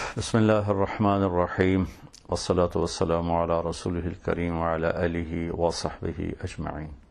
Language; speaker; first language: Urdu; non-native, local second language; Punjabi